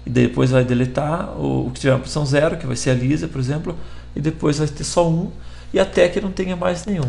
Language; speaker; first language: Portuguese; native; Portuguese